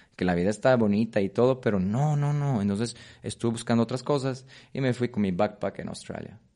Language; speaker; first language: Spanish; non-native, fluent; Polish